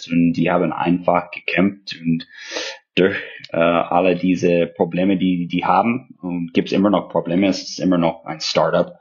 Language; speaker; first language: German; non-native, fluent; English